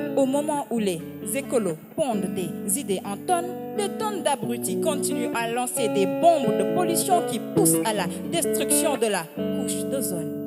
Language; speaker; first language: French; non-native, local second language; Wolof